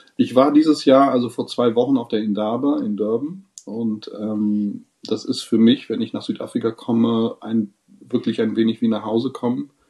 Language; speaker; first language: German; non-native, fluent; English